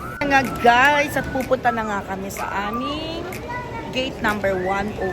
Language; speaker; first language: Filipino; native; Filipino